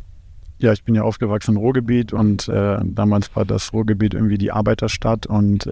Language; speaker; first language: German; native; German